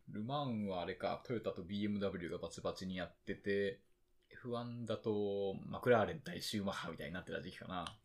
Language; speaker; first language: Japanese; native; Japanese